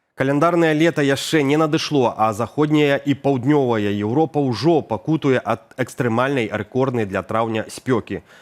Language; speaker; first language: Belarusian; native; Belarusian